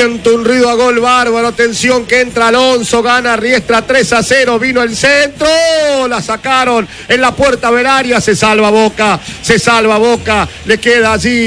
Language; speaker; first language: Spanish; native; Spanish